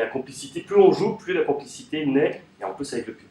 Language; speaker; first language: French; native; French